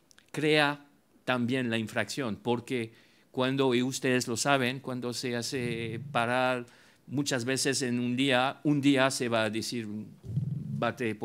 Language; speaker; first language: Spanish; non-native, fluent; French